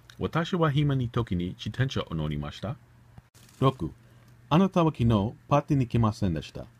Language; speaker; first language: Japanese; non-native, learner; English